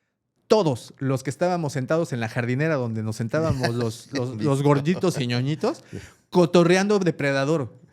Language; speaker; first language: Spanish; native; Spanish